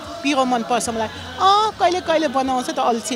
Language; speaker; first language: Nepali; early bilingual, other home language; German